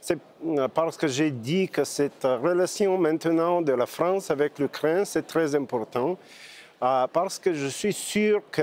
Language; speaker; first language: French; non-native, fluent; Bulgarian